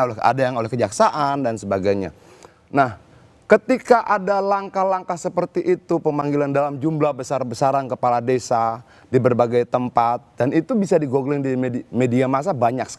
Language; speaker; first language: Indonesian; native; Indonesian